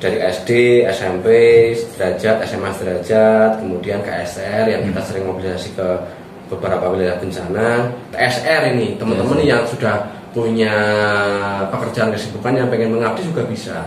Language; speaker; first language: Indonesian; native; Indonesian